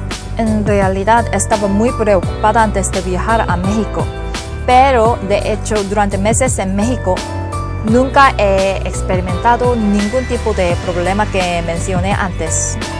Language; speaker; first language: Spanish; non-native, fluent; Korean